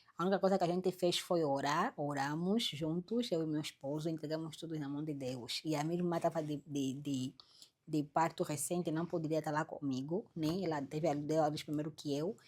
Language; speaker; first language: Portuguese; native; Portuguese